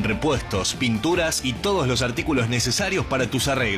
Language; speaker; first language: Spanish; native; Spanish